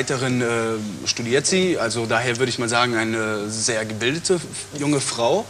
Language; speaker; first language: German; native; German